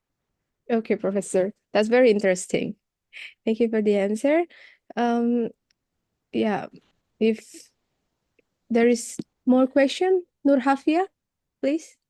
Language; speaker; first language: English; non-native, fluent; Indonesian